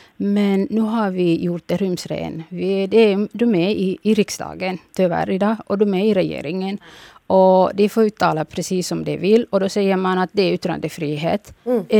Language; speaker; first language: Swedish; early bilingual, other home language; Somali